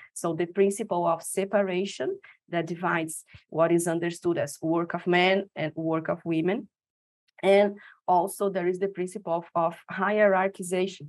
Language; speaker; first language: English; non-native, fluent; Portuguese